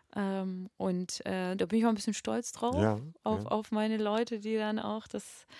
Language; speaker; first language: German; non-native, fluent; Russian